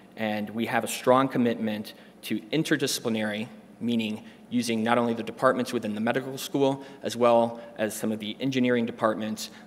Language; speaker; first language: English; native; English